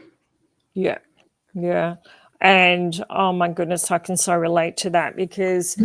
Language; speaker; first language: English; native; English